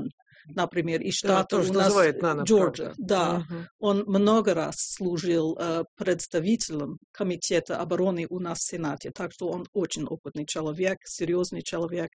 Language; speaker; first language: Russian; non-native, fluent; English